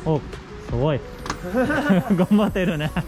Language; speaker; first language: Japanese; non-native, learner; Hindi